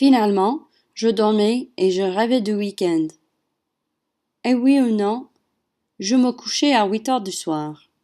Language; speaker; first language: French; non-native, learner; English